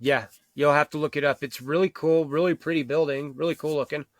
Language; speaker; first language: English; native; English